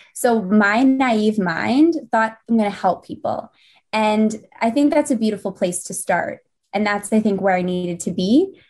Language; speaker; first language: English; native; English